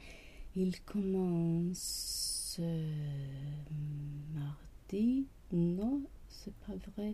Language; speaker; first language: French; non-native, learner; Swedish